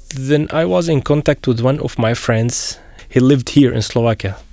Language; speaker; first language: English; non-native, fluent; Arabic